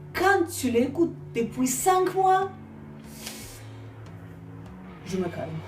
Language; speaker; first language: French; non-native, fluent; Ukrainian